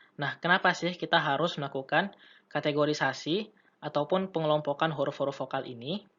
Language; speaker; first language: Indonesian; native; Indonesian